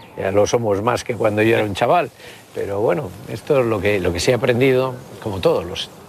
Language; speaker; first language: Spanish; native; Spanish